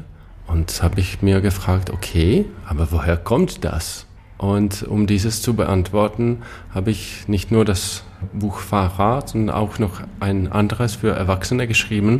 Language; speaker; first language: German; non-native, fluent; Czech